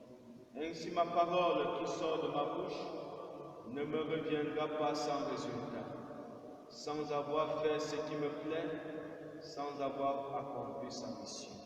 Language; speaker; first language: French; native; French